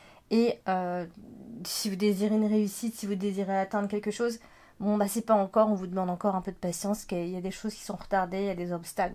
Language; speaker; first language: French; native; French